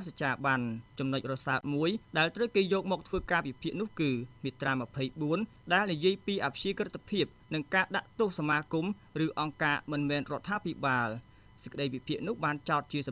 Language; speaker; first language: Khmer; native; Khmer